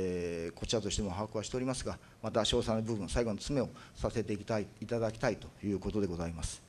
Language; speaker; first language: Japanese; native; Japanese